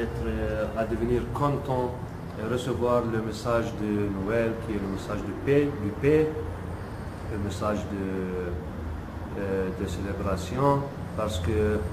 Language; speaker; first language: French; non-native, local second language; Arabic